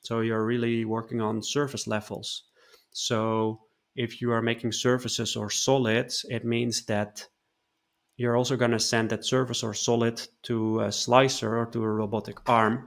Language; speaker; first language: English; non-native, fluent; Dutch